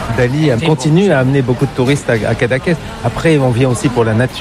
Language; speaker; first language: French; native; French